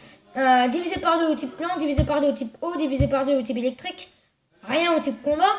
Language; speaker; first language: French; native; French